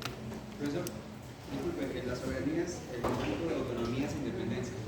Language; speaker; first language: Spanish; native; Spanish